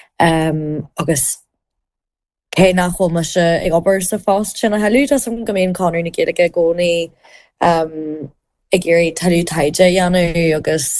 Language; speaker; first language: Irish; native; Irish